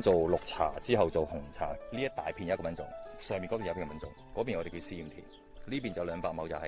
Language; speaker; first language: Cantonese; native; Cantonese